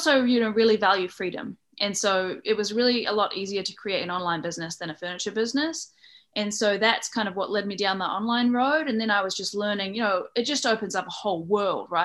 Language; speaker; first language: English; native; English